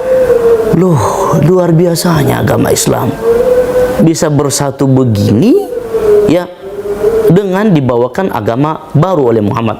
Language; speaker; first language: Indonesian; non-native, local second language; Nias